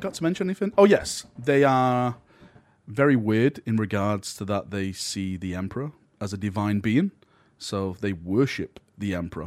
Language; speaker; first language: English; native; English